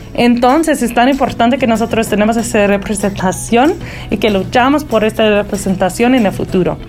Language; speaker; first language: Spanish; early bilingual, heritage; Spanish